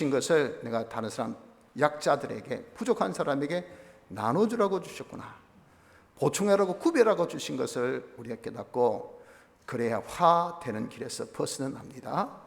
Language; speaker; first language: Korean; native; Korean